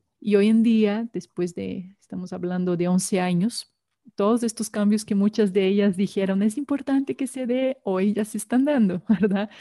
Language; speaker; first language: Spanish; non-native, fluent; Portuguese